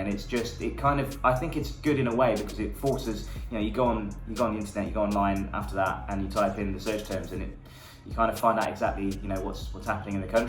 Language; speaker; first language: English; native; English